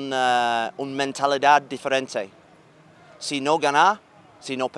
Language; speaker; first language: Spanish; non-native, learner; English